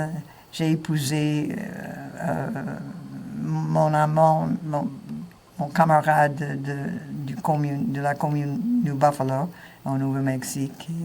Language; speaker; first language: French; non-native, fluent; English